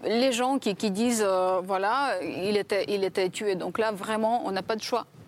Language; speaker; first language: French; non-native, fluent; Ukrainian